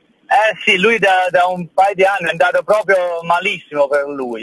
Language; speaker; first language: Italian; early bilingual, heritage; German